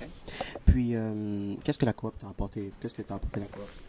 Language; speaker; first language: French; native; French